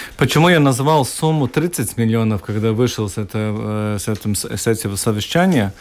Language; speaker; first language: Russian; non-native, local second language; Latvian